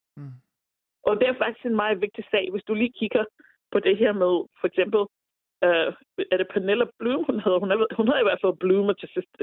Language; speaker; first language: Danish; non-native, fluent; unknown